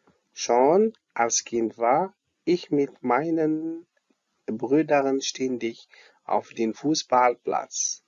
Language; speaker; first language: German; non-native, fluent; Arabic